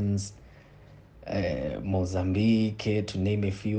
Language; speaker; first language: English; non-native, local second language; Xhosa